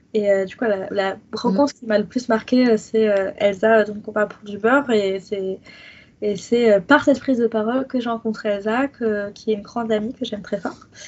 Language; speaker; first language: French; native; French